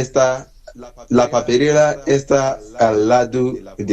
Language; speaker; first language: Spanish; non-native, learner; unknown